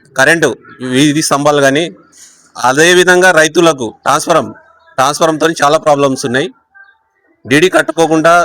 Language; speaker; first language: Telugu; non-native, local second language; Lambadi